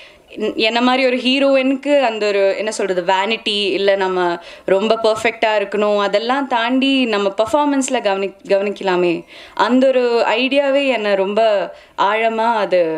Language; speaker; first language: Tamil; non-native, local second language; Malayalam